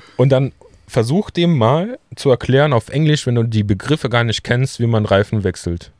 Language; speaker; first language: German; early bilingual, other home language; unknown